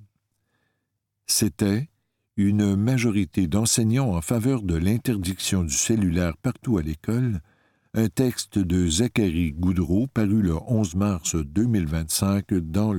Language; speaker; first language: French; native; French